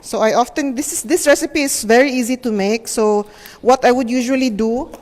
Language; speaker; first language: English; non-native, local second language; Malay